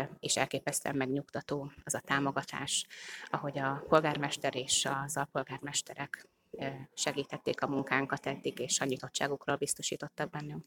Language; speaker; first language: Hungarian; native; Hungarian